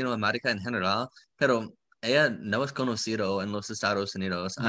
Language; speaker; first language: Spanish; non-native, fluent; English